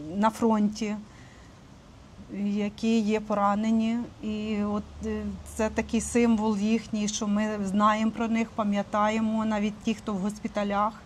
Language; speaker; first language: Ukrainian; native; Ukrainian